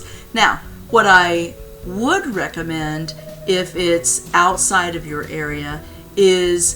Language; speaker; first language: English; native; English